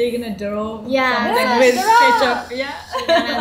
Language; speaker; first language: English; non-native, learner; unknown